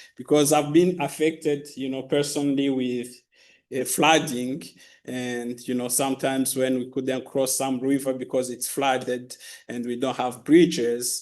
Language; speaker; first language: English; non-native, local second language; Kinyarwanda